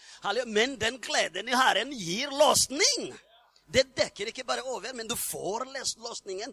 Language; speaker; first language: Norwegian; non-native, fluent; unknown